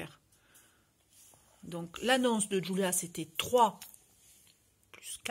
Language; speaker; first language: French; native; French